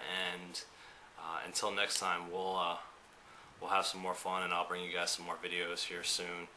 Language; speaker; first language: English; early bilingual, other home language; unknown